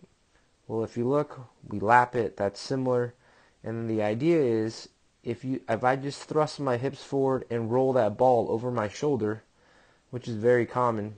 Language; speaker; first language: English; native; English